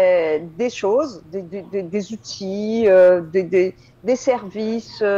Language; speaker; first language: French; non-native, fluent; Portuguese